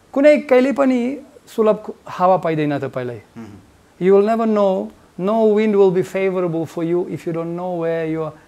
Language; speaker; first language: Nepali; non-native, fluent; Russian